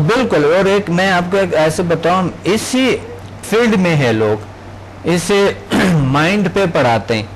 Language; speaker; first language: Urdu; non-native, local second language; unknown